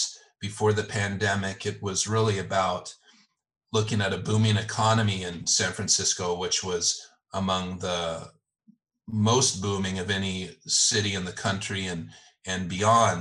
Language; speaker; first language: English; native; English